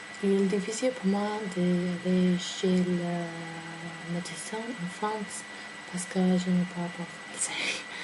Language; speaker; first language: French; non-native, learner; English